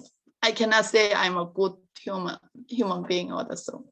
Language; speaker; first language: English; non-native, learner; Korean